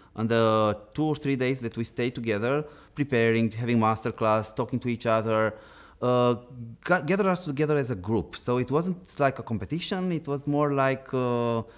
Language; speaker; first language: English; non-native, fluent; Romanian